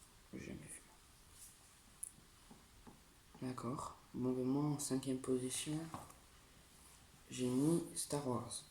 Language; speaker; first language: French; native; French